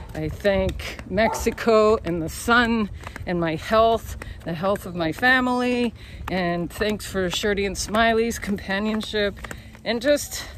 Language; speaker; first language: English; native; English